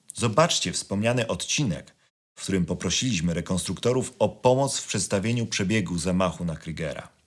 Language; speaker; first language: Polish; native; Polish